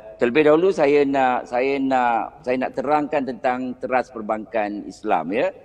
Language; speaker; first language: Malay; native; Malay